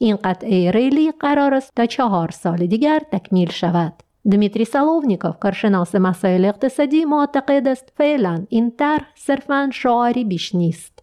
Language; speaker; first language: Persian; native; Persian